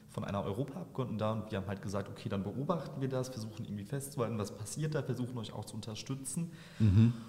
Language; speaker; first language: German; native; German